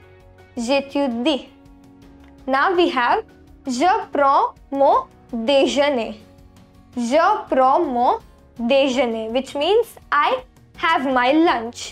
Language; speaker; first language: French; non-native, fluent; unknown